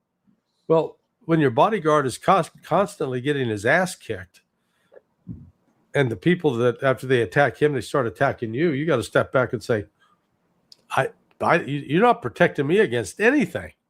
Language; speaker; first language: English; native; English